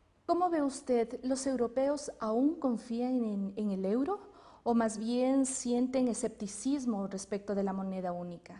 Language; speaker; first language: Spanish; native; Spanish